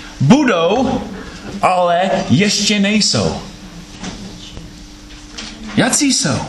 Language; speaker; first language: Czech; non-native, fluent; English